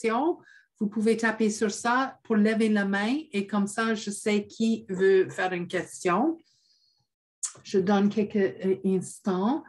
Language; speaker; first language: French; non-native, fluent; English